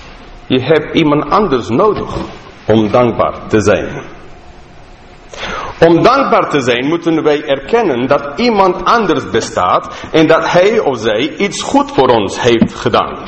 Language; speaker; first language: Dutch; non-native, fluent; English